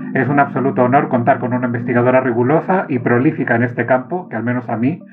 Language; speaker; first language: Spanish; native; Spanish